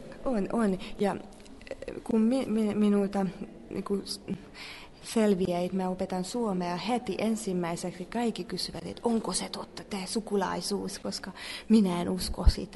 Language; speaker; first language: Finnish; non-native, fluent; Hungarian